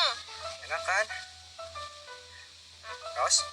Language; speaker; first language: Indonesian; native; Indonesian